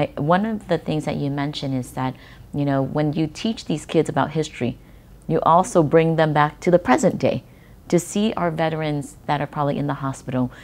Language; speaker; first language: English; early bilingual, other home language; Vietnamese